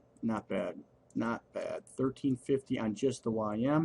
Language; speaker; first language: English; native; English